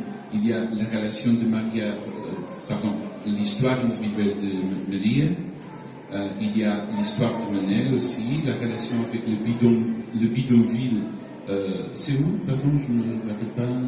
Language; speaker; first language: French; non-native, fluent; Portuguese